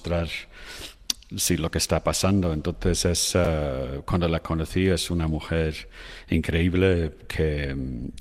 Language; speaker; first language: Spanish; non-native, fluent; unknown